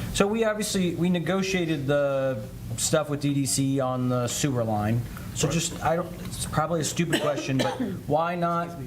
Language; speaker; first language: English; native; English